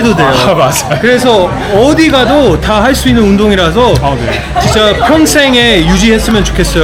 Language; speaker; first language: Korean; non-native, fluent; English